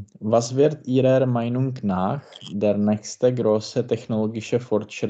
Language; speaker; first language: German; non-native, learner; Czech